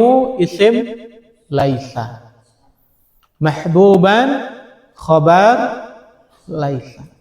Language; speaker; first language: Arabic; non-native, fluent; Indonesian